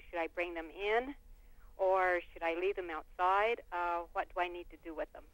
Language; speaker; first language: English; native; English